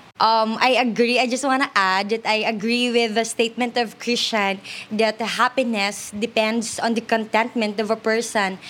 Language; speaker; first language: English; non-native, local second language; Hiligaynon